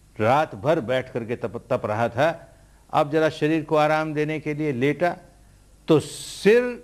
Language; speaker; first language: Hindi; early bilingual, heritage; Hindi